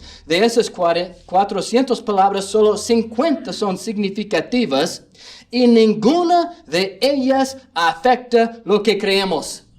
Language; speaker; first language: Spanish; non-native, fluent; English